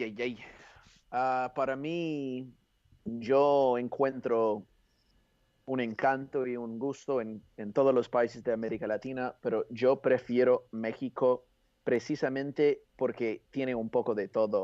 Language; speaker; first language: Spanish; non-native, fluent; English